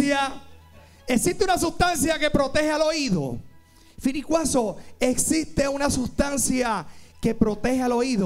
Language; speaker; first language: Spanish; native; Spanish